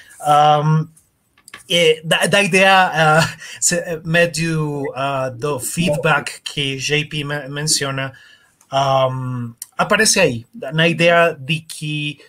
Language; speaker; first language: Portuguese; non-native, learner; Spanish